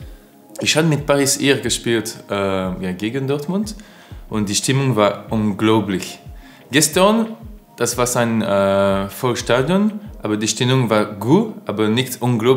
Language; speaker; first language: German; non-native, learner; French